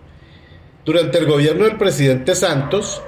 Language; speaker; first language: Spanish; native; Spanish